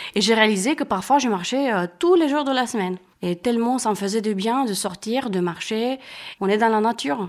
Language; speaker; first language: French; non-native, fluent; Romanian